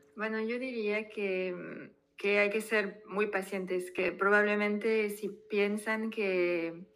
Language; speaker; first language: Spanish; non-native, fluent; French